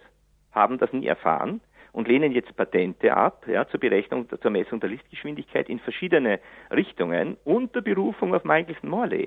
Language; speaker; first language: German; native; German